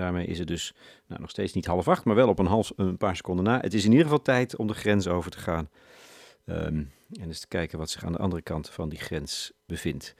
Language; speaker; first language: Dutch; native; Dutch